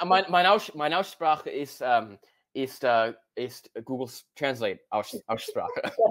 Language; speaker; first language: German; non-native, learner; English